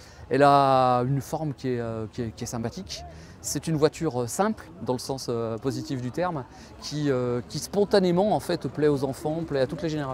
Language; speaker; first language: French; native; French